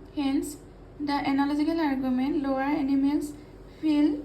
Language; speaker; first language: English; non-native, local second language; Assamese